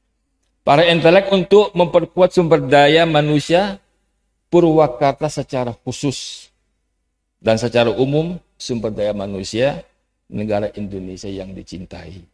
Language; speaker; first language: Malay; non-native, fluent; Javanese